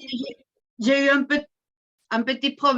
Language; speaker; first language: French; non-native, fluent; Catalan